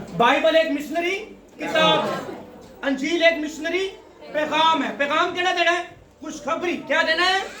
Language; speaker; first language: Urdu; non-native, local second language; Punjabi